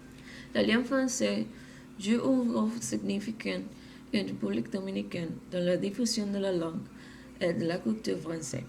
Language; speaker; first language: French; non-native, learner; Spanish